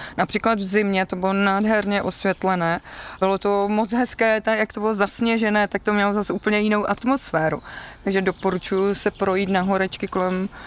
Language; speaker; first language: Czech; native; Czech